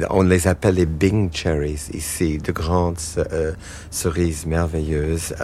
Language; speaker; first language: French; non-native, fluent; English